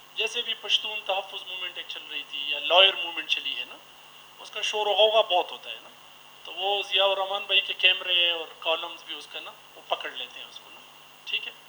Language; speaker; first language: Urdu; non-native, local second language; Pashto